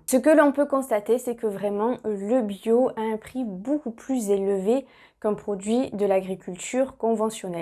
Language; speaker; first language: French; native; French